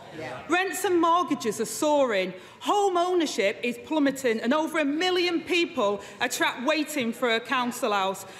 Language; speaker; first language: English; native; English